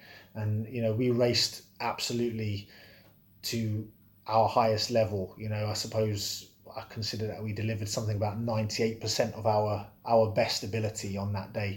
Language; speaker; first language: English; native; English